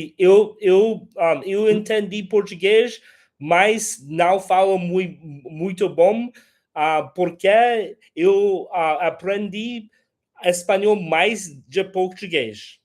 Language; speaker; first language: Portuguese; non-native, learner; English